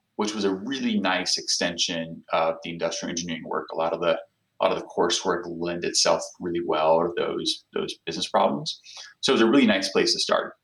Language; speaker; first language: English; non-native, fluent; Portuguese